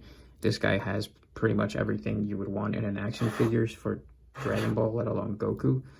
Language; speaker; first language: English; native; English